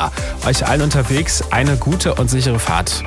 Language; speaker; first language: German; native; German